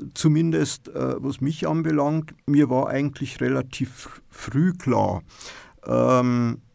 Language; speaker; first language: German; native; German